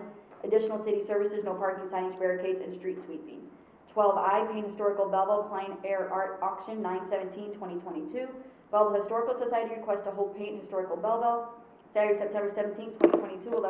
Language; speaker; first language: English; native; English